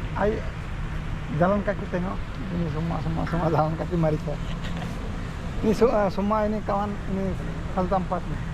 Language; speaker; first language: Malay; non-native, learner; Bangla